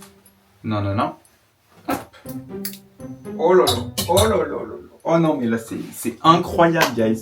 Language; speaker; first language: French; native; French